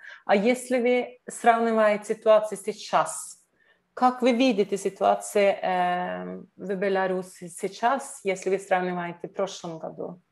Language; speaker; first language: Russian; non-native, learner; Norwegian